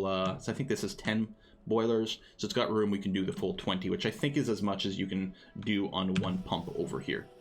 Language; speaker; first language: English; native; English